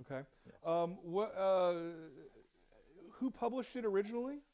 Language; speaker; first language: English; native; English